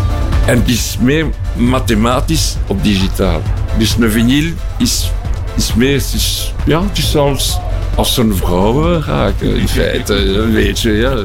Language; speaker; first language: Dutch; non-native, local second language; French